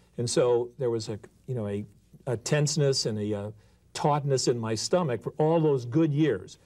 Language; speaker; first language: English; native; English